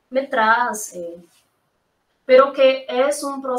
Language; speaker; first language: Spanish; non-native, learner; Portuguese